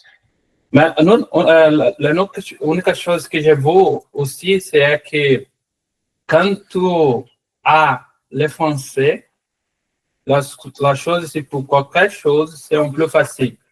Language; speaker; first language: French; non-native, learner; Portuguese